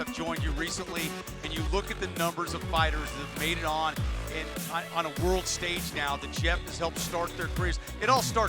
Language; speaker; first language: English; native; English